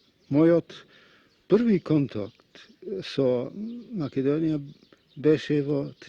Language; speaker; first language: Macedonian; non-native, fluent; Russian